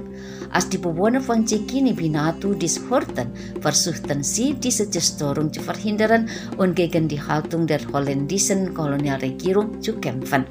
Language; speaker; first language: German; non-native, fluent; Indonesian